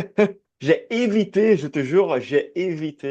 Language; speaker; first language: French; non-native, fluent; Italian